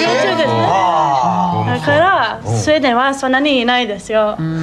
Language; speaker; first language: Japanese; non-native, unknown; Swedish